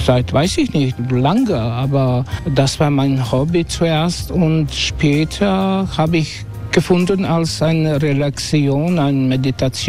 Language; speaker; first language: German; non-native, learner; Croatian